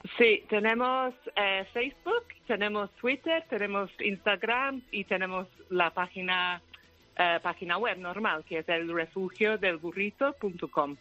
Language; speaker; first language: Spanish; non-native, fluent; English